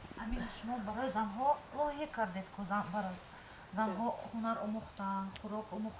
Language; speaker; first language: Persian; native; Persian